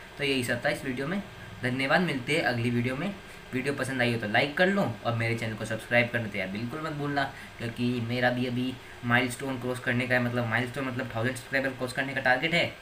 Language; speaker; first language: Hindi; native; Hindi